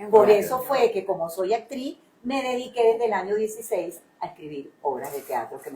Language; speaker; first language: Spanish; native; Spanish